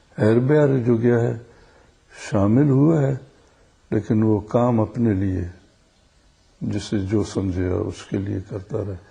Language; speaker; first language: Urdu; non-native, local second language; Baluchi